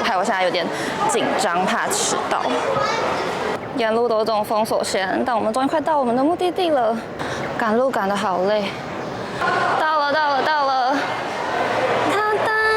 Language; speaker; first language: Chinese; native; Chinese